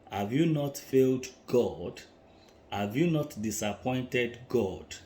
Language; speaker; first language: English; non-native, local second language; Yoruba